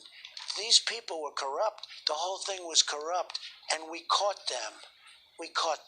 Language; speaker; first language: English; native; English